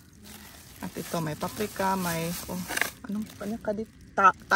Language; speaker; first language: Filipino; native; Filipino